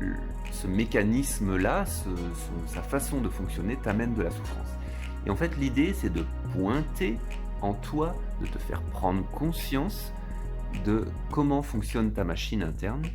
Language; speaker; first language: French; native; French